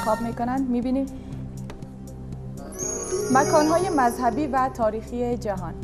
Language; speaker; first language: Persian; native; Persian